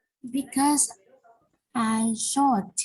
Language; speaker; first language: English; non-native, learner; Vietnamese